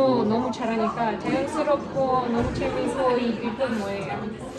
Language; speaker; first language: Korean; non-native, learner; Russian